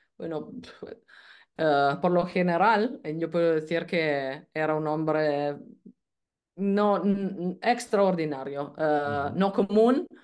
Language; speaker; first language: Spanish; non-native, fluent; Italian